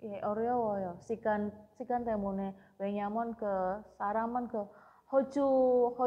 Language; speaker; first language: Korean; non-native, learner; Indonesian